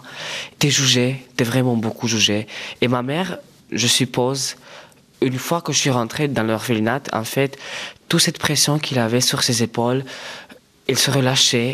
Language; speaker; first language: French; non-native, fluent; Romanian